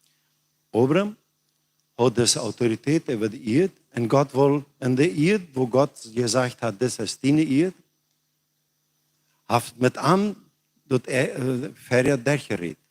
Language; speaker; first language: German; non-native, learner; Plautdietsch